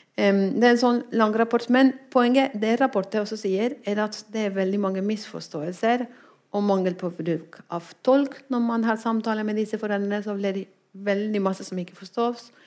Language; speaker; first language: Norwegian; non-native, fluent; Spanish